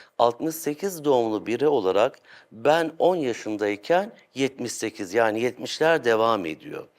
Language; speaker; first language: Turkish; native; Turkish